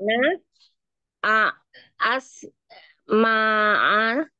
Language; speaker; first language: Arabic; non-native, learner; Indonesian